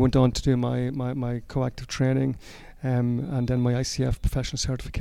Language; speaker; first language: English; native; English